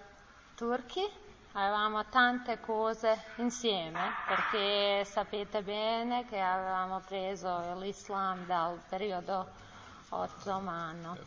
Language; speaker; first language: Italian; non-native, learner; Bosnian